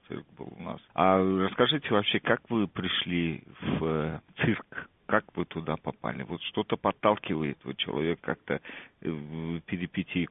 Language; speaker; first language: Russian; non-native, local second language; Uzbek